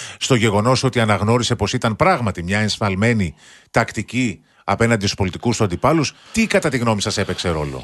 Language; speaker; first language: Greek; native; Greek